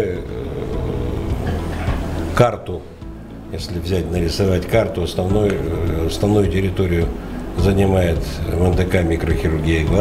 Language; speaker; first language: Russian; native; Russian